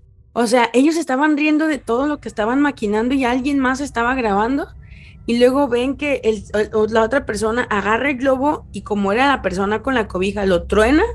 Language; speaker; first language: Spanish; native; Spanish